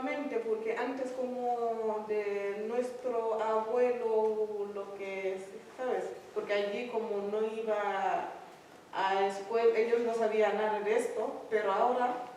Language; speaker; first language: Spanish; non-native, learner; Fula